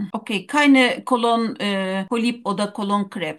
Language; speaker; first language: German; non-native, learner; Turkish